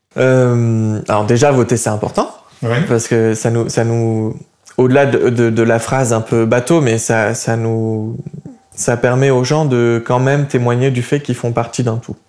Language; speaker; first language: French; early bilingual, other home language; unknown